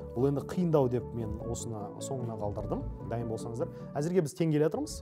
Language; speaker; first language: Kazakh; native; Kazakh